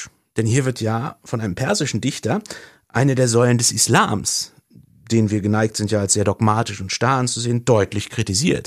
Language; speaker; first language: German; native; German